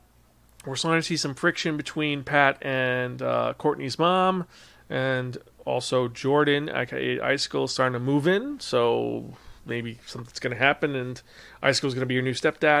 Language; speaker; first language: English; native; English